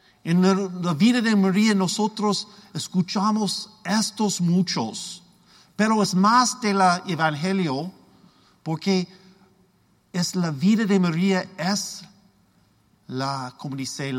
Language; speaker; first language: Spanish; non-native, learner; English